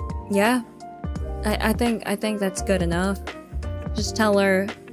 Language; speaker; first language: English; native; English